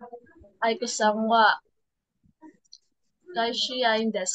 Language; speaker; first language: Japanese; non-native, learner; Filipino